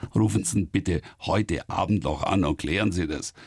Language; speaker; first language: German; native; German